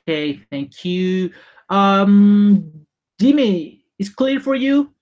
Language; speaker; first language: English; non-native, learner; Spanish